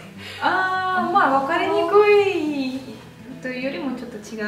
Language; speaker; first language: Japanese; non-native, fluent; Russian